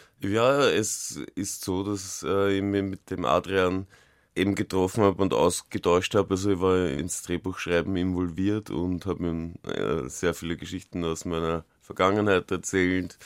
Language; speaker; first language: German; native; German